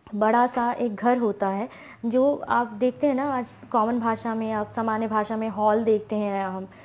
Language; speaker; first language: Hindi; native; Hindi